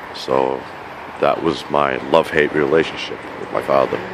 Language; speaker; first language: English; native; English